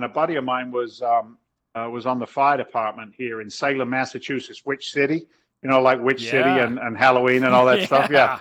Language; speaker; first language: English; native; English